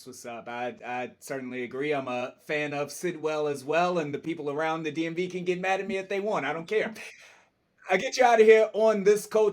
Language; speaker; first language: English; native; English